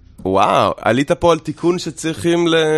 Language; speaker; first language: Hebrew; native; Hebrew